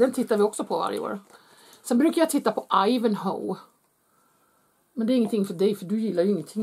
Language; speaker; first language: Swedish; native; Swedish